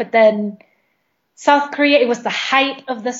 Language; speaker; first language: English; non-native, fluent; Indonesian